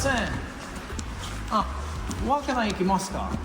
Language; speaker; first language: Japanese; non-native, learner; English